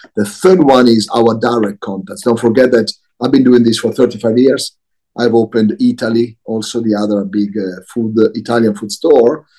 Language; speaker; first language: English; non-native, fluent; Italian